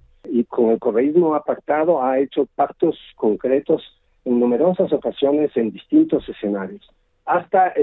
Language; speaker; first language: Spanish; native; Spanish